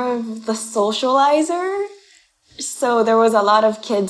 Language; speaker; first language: English; non-native, fluent; Japanese